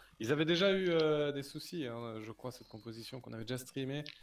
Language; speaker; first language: French; native; French